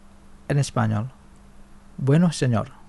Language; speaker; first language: Spanish; non-native, fluent; Indonesian